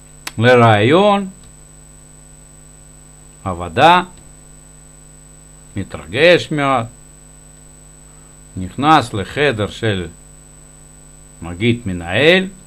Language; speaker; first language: Hebrew; non-native, fluent; Russian